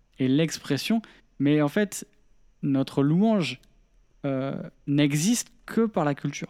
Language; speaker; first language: French; native; French